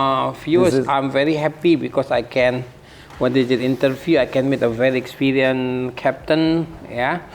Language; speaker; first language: English; non-native, fluent; Indonesian